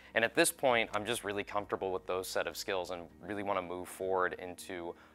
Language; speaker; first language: English; native; English